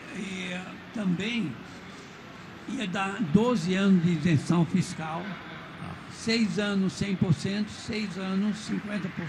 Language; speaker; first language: Portuguese; non-native, fluent; Chinese